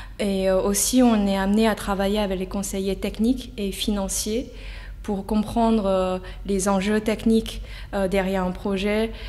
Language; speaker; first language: French; non-native, fluent; Chinese